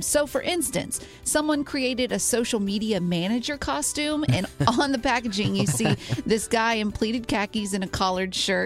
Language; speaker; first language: English; native; English